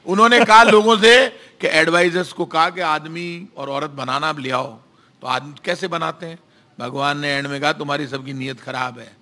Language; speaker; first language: Hindi; native; Hindi